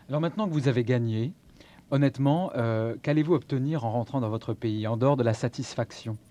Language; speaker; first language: French; native; French